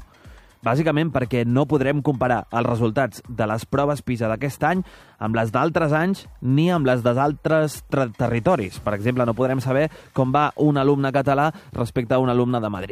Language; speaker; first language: Catalan; native; Catalan